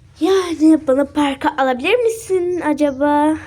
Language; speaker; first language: Turkish; early bilingual, other home language; Arabic